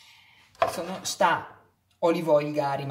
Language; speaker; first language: Japanese; non-native, learner; Italian